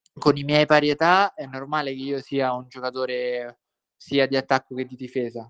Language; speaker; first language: Italian; native; Italian